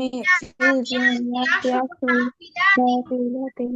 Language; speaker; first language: Arabic; non-native, learner; Bangla